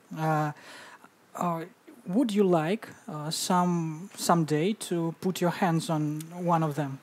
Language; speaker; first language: English; non-native, fluent; Russian